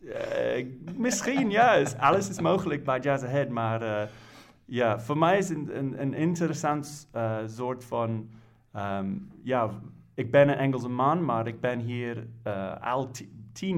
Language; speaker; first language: Dutch; non-native, fluent; English